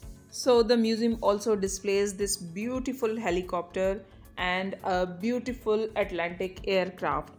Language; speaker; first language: English; non-native, local second language; Urdu